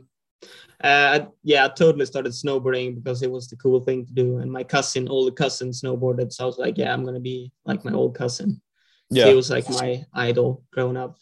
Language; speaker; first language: English; non-native, fluent; Swedish